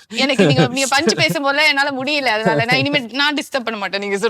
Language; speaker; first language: Tamil; native; Tamil